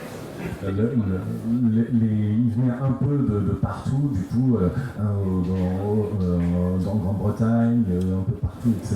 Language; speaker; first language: French; native; French